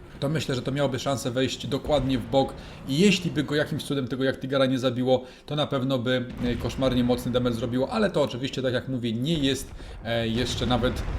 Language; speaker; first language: Polish; native; Polish